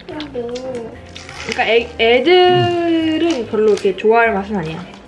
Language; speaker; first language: Korean; native; Korean